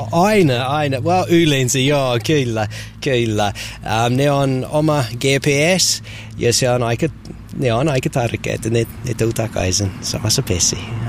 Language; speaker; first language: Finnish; non-native, learner; English